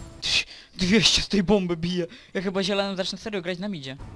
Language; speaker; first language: Polish; native; Polish